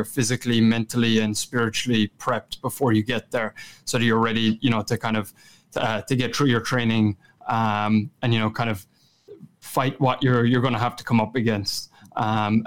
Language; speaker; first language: English; native; English